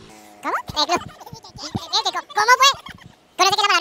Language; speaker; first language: Spanish; native; Spanish